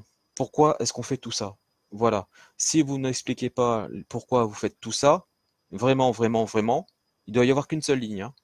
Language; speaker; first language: French; native; French